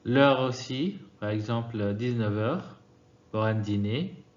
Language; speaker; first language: French; non-native, fluent; Arabic